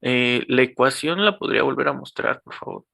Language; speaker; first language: Spanish; native; Spanish